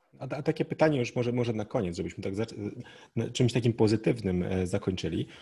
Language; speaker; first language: Polish; native; Polish